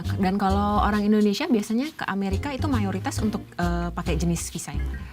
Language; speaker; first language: Indonesian; native; Indonesian